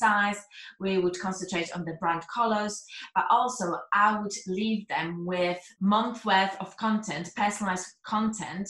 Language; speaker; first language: English; non-native, fluent; Polish